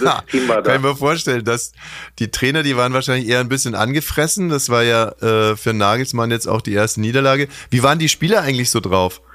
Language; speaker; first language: German; native; German